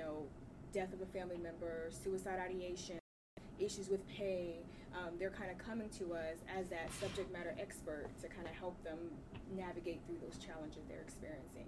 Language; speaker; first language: English; native; English